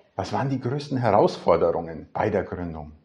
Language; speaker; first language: German; native; German